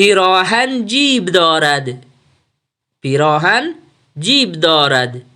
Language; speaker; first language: Persian; non-native, fluent; Urdu